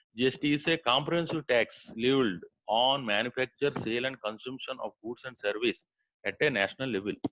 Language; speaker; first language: English; non-native, local second language; Telugu